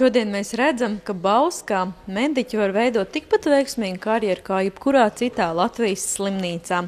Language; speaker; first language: Latvian; native; Latvian